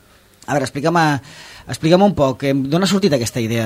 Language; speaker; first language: Catalan; native; Catalan